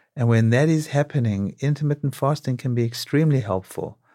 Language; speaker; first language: English; native; English